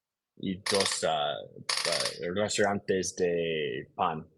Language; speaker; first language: Spanish; non-native, learner; English